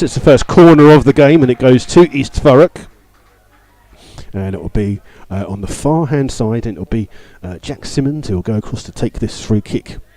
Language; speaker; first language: English; native; English